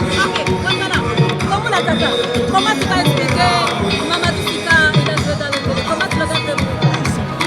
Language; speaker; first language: French; non-native, learner; Kinyarwanda